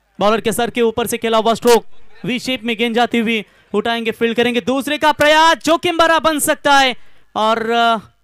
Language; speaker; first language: Hindi; non-native, local second language; Marathi